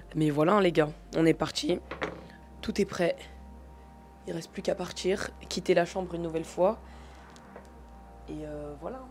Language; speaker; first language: French; native; French